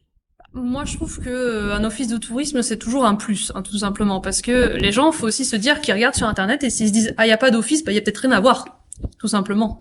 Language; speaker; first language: French; native; French